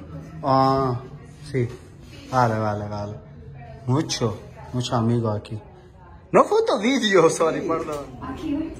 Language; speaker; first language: Spanish; non-native, learner; Telugu